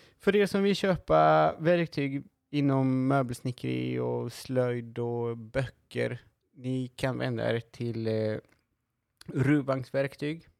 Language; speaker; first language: Swedish; non-native, fluent; Spanish